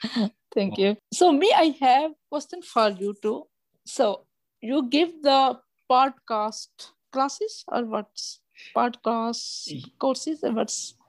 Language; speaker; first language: English; non-native, local second language; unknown